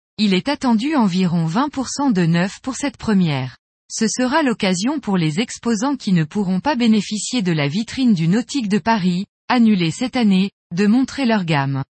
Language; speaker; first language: French; native; French